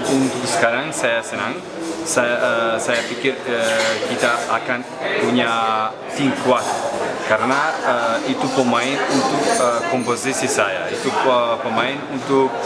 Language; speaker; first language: Indonesian; non-native, learner; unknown